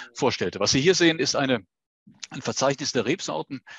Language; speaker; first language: German; native; German